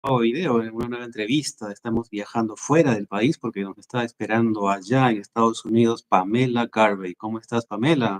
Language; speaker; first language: Spanish; native; Spanish